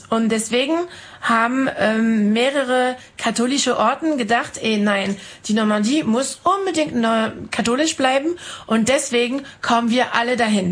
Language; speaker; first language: German; non-native, fluent; French